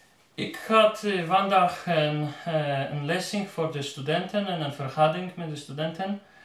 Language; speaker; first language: Dutch; non-native, learner; Polish